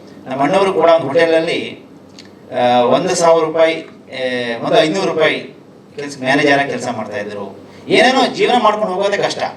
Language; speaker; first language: Kannada; native; Kannada